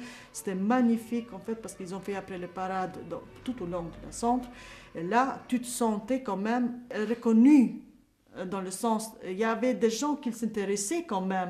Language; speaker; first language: French; non-native, fluent; Albanian